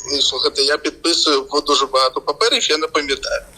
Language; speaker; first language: Ukrainian; non-native, local second language; Russian